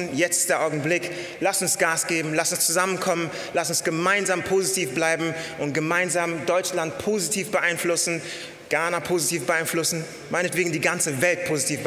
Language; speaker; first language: German; early bilingual, other home language; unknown